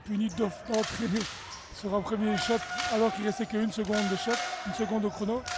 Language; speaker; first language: French; native; French